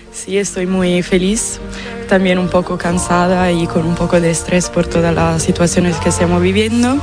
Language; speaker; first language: Spanish; non-native, fluent; Italian